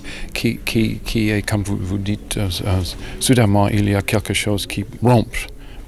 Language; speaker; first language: French; non-native, learner; English